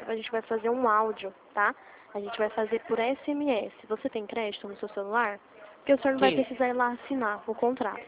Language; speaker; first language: Portuguese; native; Portuguese